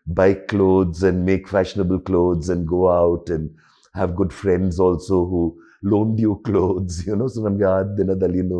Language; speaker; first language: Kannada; non-native, local second language; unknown